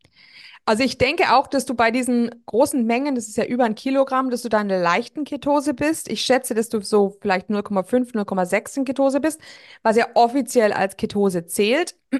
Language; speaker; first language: German; native; German